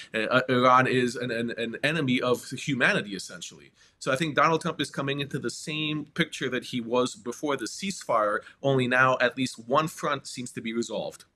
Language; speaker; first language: English; native; English